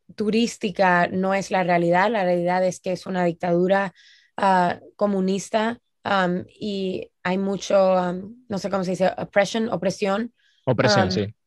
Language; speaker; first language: Spanish; early bilingual, heritage; Spanish